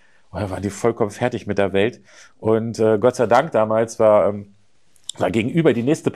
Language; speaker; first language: German; native; German